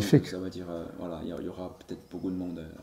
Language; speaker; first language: French; non-native, learner; Chinese